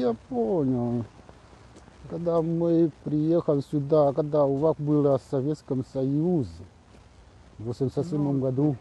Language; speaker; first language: Russian; non-native, learner; Vietnamese